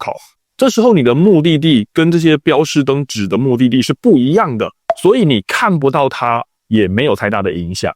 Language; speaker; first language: Chinese; native; Chinese